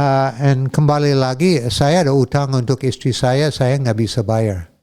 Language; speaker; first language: Indonesian; non-native, fluent; English